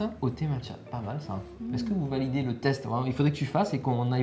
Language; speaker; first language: French; native; French